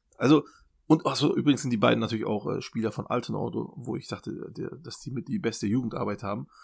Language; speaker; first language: German; early bilingual, other home language; Turkish